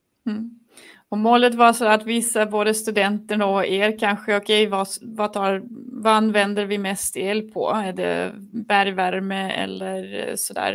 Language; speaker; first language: Swedish; non-native, fluent; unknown